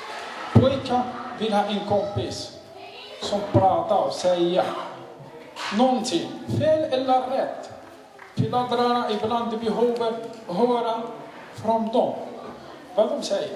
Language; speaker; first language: Swedish; non-native, learner; Arabic